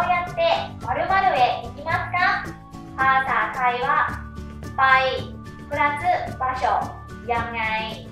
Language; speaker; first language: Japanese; non-native, fluent; Thai